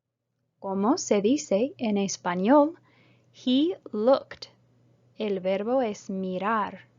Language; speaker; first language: Spanish; non-native, fluent; English